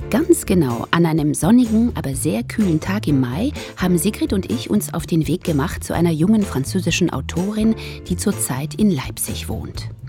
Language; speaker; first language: German; non-native, fluent; French